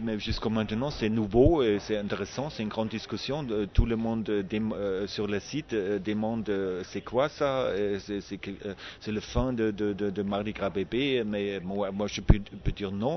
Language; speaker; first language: French; non-native, fluent; German